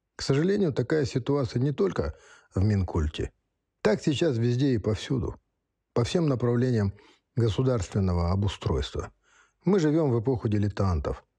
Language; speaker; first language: Russian; non-native, local second language; Kazakh